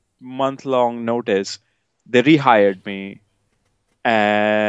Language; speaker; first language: English; non-native, local second language; Hindi